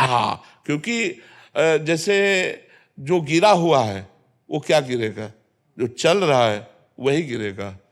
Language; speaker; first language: Hindi; native; Hindi